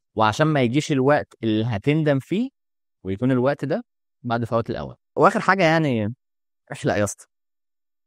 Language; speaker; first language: Arabic; native; Arabic